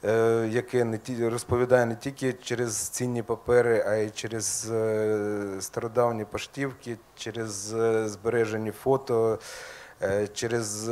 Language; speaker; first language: Ukrainian; native; Ukrainian